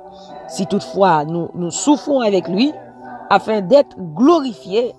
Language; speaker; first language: French; non-native, local second language; Haitian Creole